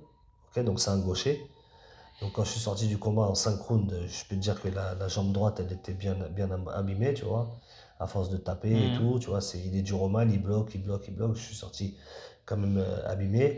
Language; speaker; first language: French; native; French